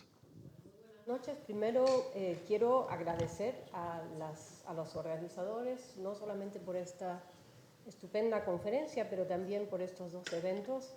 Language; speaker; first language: Spanish; non-native, fluent; German